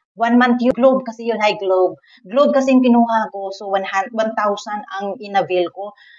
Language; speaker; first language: Filipino; native; Filipino